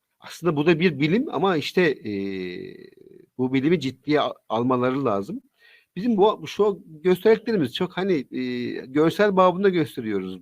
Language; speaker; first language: Turkish; native; Turkish